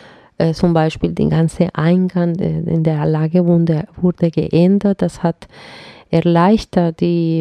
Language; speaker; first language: German; non-native, fluent; Spanish